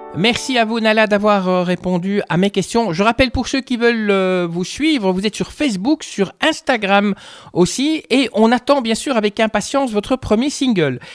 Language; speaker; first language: French; native; French